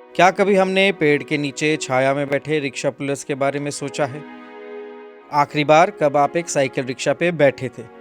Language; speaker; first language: Hindi; native; Hindi